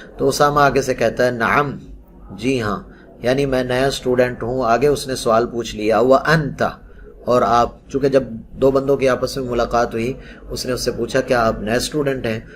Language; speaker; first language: Urdu; non-native, local second language; Punjabi